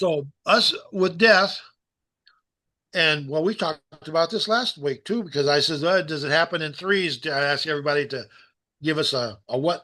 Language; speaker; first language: English; native; English